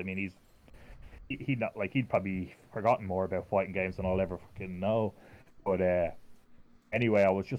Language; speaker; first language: English; native; English